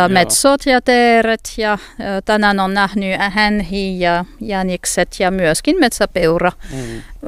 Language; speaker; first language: Finnish; non-native, learner; French